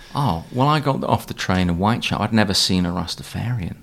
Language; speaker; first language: English; native; English